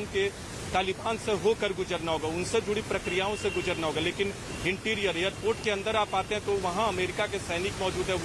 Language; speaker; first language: Hindi; native; Hindi